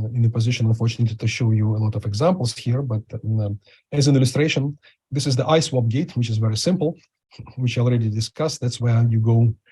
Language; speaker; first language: English; non-native, fluent; Russian